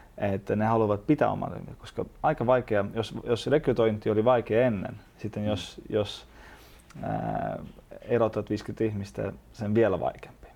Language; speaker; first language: Finnish; non-native, fluent; Estonian